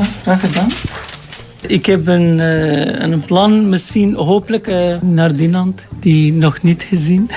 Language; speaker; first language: Dutch; non-native, learner; Arabic